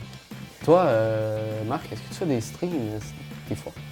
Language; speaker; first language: French; native; French